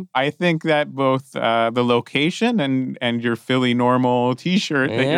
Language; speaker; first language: English; native; English